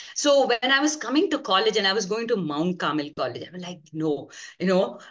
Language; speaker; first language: English; non-native, local second language; Konkani